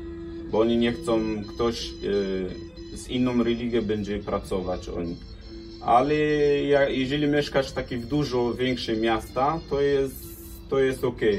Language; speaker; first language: Polish; non-native, learner; Arabic